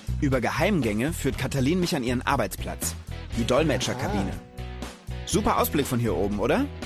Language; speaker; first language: German; native; German